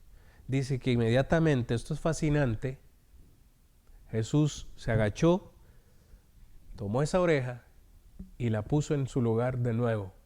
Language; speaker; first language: Spanish; native; Spanish